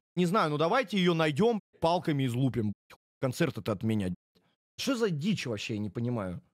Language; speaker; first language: Russian; native; Russian